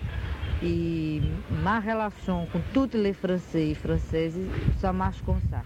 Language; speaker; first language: French; non-native, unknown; Portuguese